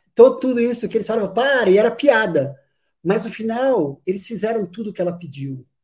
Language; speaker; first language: Portuguese; native; Portuguese